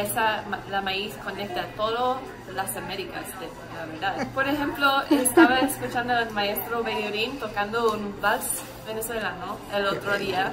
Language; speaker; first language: Spanish; early bilingual, heritage; English